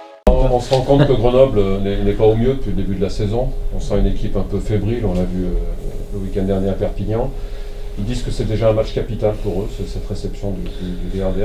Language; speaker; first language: French; native; French